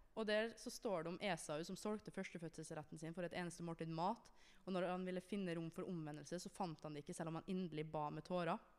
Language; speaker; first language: Norwegian; native; Norwegian